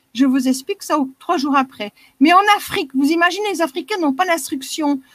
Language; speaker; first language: French; native; French